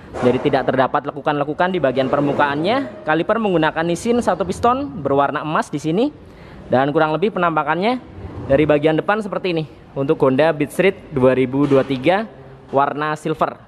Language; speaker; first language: Indonesian; native; Indonesian